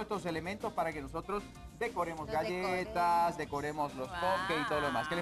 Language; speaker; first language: Spanish; native; Spanish